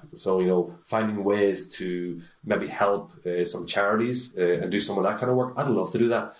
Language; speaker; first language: English; native; English